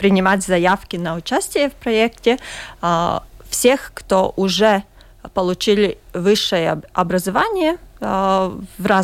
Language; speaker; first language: Russian; non-native, local second language; Latvian